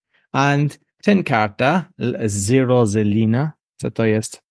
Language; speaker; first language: Polish; non-native, learner; English